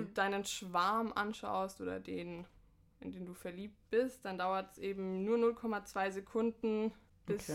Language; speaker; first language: German; native; German